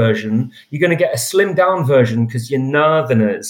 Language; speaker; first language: English; native; English